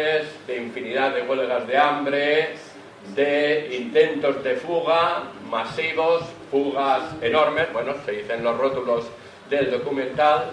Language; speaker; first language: Spanish; native; Spanish